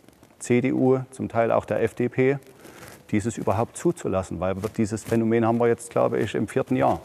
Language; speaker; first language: German; native; German